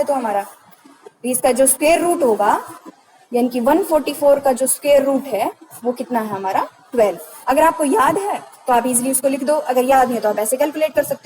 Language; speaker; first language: Hindi; native; Hindi